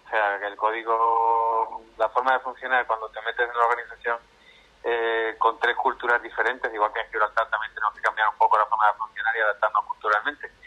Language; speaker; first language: Spanish; native; Spanish